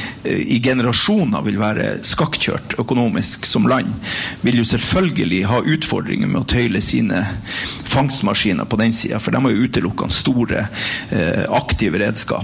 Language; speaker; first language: Norwegian; native; Norwegian